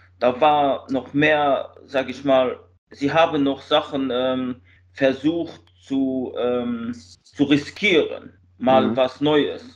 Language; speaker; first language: German; native; German